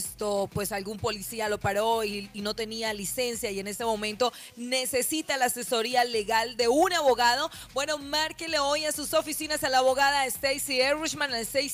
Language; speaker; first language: Spanish; native; Spanish